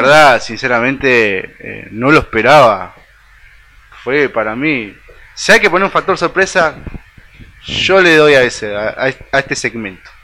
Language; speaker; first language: Spanish; native; Spanish